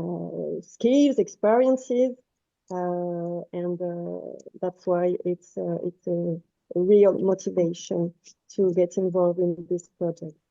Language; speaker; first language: English; non-native, fluent; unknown